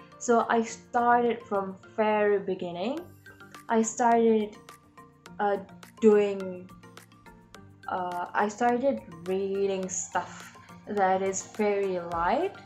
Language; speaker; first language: English; non-native, learner; Indonesian